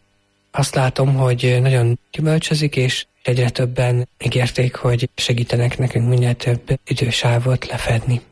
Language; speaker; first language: Hungarian; native; Hungarian